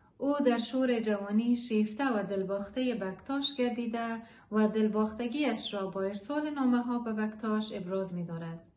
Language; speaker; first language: Persian; native; Persian